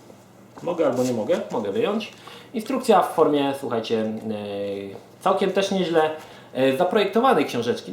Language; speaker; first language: Polish; native; Polish